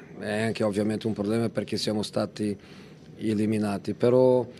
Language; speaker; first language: Italian; non-native, fluent; Portuguese